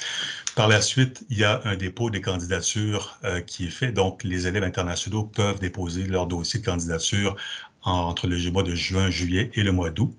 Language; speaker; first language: French; native; French